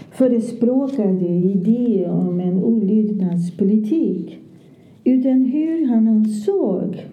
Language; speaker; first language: Swedish; non-native, fluent; Portuguese